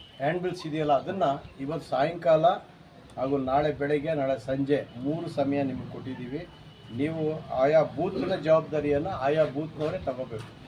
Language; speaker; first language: Kannada; native; Kannada